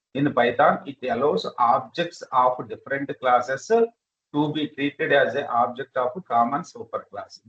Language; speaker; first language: English; non-native, local second language; Telugu